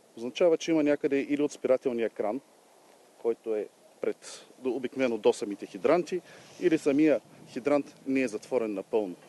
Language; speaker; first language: Bulgarian; native; Bulgarian